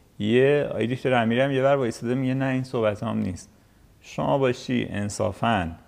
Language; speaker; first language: Persian; native; Persian